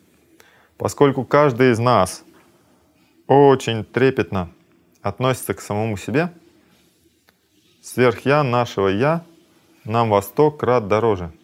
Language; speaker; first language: Russian; native; Russian